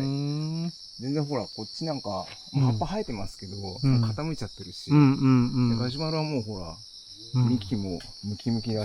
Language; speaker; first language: Japanese; native; Japanese